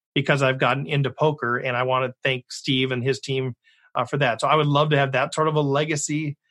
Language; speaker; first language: English; native; English